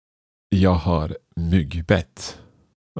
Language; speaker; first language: Swedish; non-native, learner; English